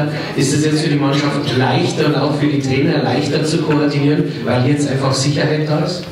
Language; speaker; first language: German; native; German